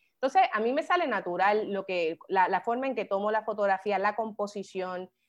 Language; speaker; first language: Spanish; native; Spanish